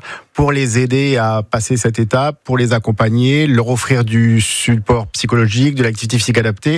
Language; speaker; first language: French; native; French